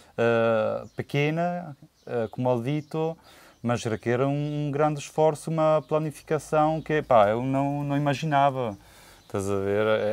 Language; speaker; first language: Portuguese; non-native, fluent; Italian